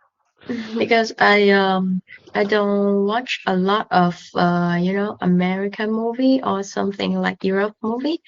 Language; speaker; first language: English; non-native, learner; Vietnamese